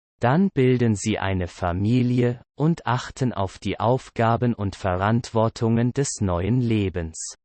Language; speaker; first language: German; non-native, learner; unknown